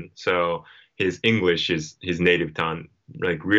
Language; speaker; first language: English; non-native, fluent; Japanese